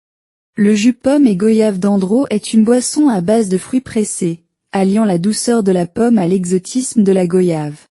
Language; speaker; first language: French; non-native, learner; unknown